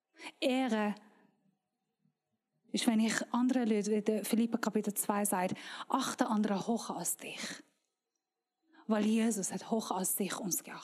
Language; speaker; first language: German; non-native, learner; Persian